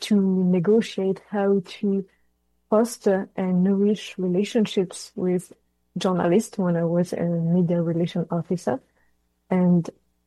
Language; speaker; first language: English; non-native, fluent; French